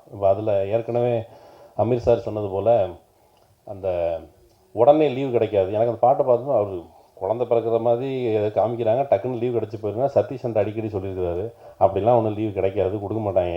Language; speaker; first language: Tamil; native; Tamil